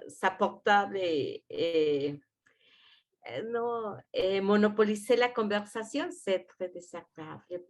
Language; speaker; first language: French; non-native, learner; Spanish